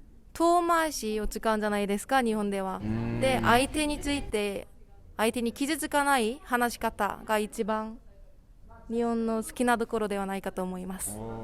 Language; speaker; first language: Japanese; non-native, fluent; Korean